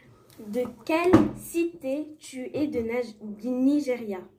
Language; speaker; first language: French; non-native, fluent; Spanish